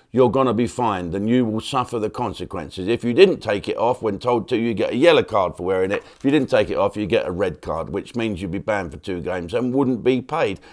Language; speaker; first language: English; native; English